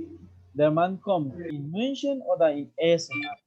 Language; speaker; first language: German; non-native, learner; Spanish